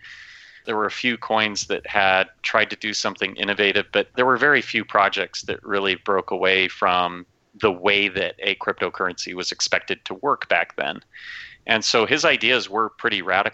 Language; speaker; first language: English; native; English